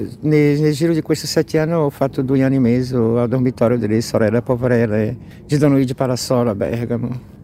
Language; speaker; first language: Italian; non-native, fluent; Portuguese